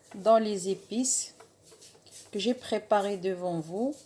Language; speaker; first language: French; non-native, local second language; Arabic